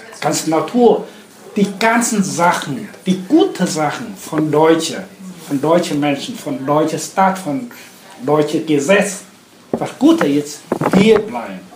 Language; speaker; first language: German; non-native, learner; Vietnamese